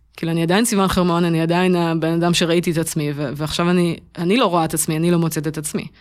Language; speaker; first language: Hebrew; native; Hebrew